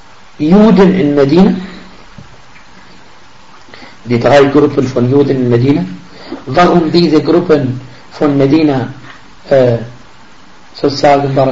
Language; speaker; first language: German; non-native, fluent; Arabic